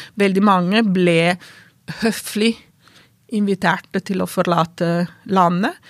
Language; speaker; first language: Norwegian; non-native, fluent; Italian